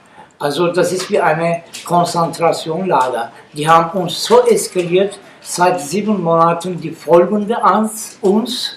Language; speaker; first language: German; non-native, learner; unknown